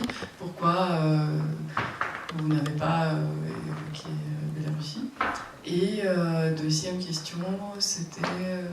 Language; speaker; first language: French; non-native, fluent; Russian